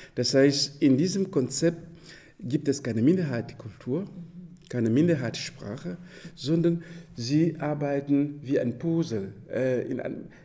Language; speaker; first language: German; non-native, fluent; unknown